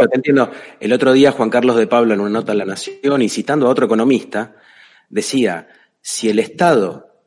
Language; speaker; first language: Spanish; native; Spanish